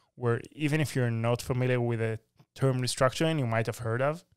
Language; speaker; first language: English; non-native, fluent; Hebrew